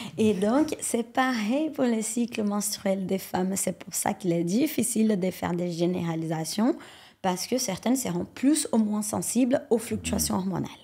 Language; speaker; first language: French; non-native, fluent; Portuguese